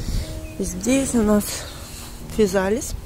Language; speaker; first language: Russian; native; Russian